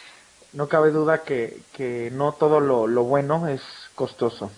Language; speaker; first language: Spanish; native; Spanish